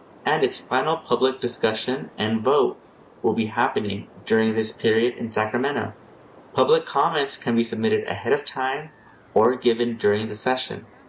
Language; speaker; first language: English; early bilingual, other home language; Spanish